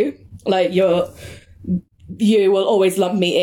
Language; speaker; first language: English; native; English